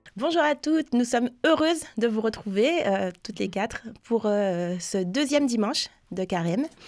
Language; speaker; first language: French; native; French